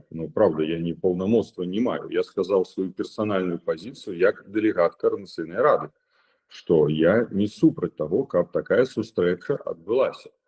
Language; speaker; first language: Belarusian; non-native, local second language; Russian